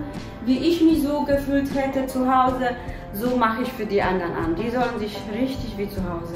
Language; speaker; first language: German; non-native, fluent; Polish